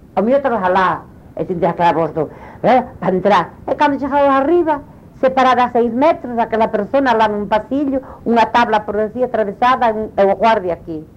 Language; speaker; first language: Spanish; non-native, local second language; Galician